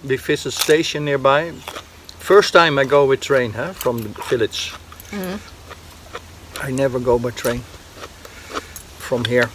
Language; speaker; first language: English; non-native, learner; Dutch